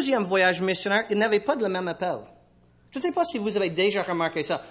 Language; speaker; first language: French; non-native, fluent; English